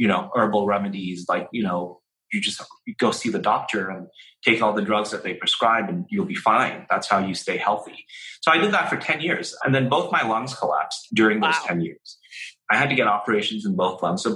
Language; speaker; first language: English; non-native, local second language; Cantonese